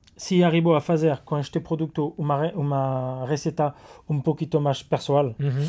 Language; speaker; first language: Portuguese; non-native, learner; French